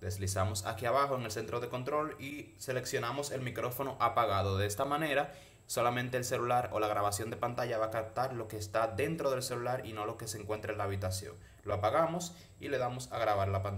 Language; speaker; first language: Spanish; native; Spanish